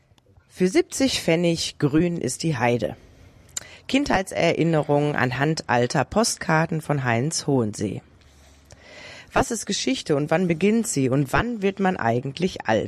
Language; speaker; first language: German; native; German